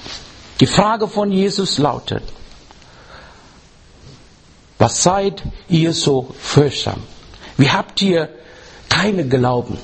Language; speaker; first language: German; non-native, learner; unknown